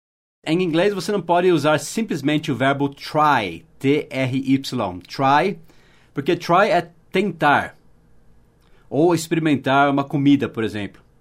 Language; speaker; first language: Portuguese; non-native, fluent; English